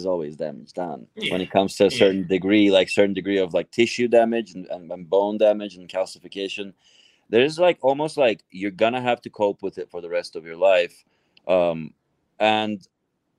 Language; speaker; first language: English; non-native, fluent; Turkish